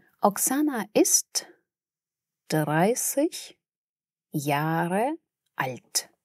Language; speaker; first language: German; non-native, fluent; Russian